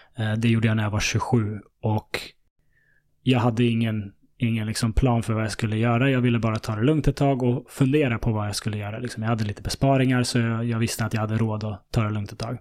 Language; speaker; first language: Swedish; early bilingual, other home language; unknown